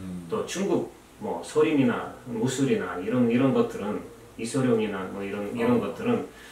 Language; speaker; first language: Korean; non-native, fluent; Russian